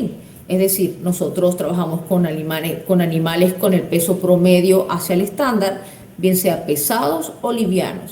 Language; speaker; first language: Spanish; native; Spanish